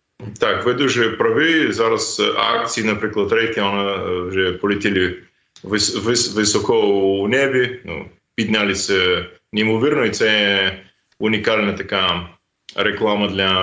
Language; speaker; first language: Ukrainian; non-native, fluent; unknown